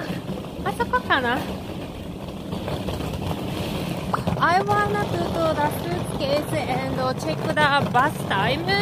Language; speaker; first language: English; non-native, learner; Japanese